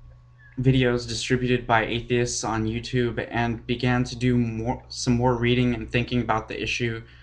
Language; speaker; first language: English; native; English